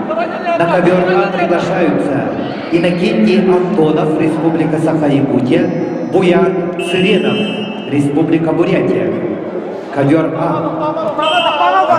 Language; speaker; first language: Russian; native; Russian